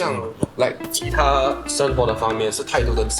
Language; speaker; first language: Chinese; non-native, local second language; English